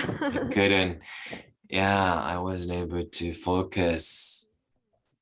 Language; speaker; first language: English; non-native, learner; Japanese